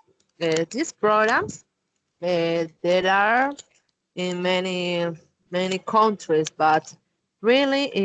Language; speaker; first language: English; non-native, learner; Spanish